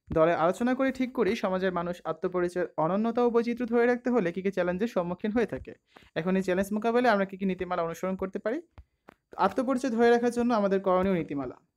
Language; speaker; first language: Bangla; native; Bangla